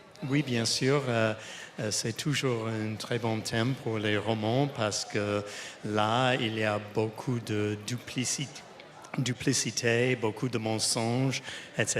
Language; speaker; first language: French; non-native, fluent; English